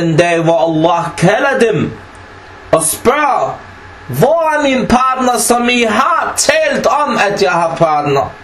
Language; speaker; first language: Danish; non-native, fluent; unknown